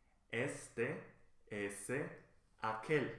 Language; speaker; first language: Spanish; non-native, fluent; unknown